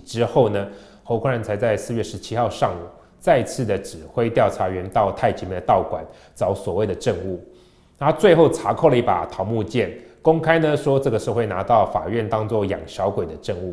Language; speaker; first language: Chinese; native; Chinese